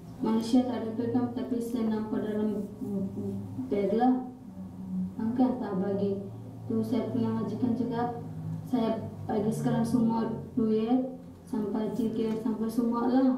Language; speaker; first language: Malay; non-native, learner; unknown